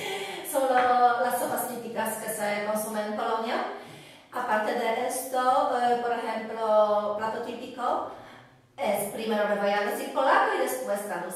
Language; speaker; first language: Spanish; non-native, fluent; Polish